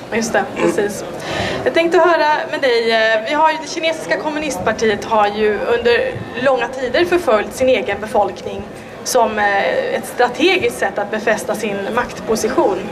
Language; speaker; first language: Swedish; native; Swedish